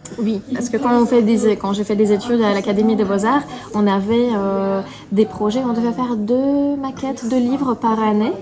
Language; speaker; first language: French; non-native, fluent; Russian